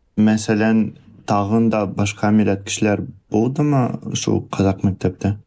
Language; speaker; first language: Tatar; early bilingual, heritage; Russian